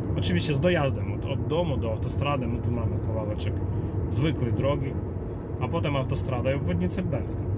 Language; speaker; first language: Polish; native; Polish